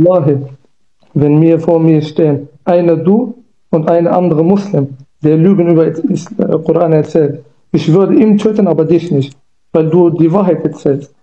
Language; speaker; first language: German; non-native, learner; Kurdish